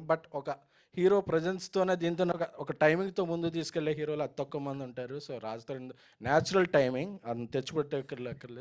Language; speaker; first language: Telugu; native; Telugu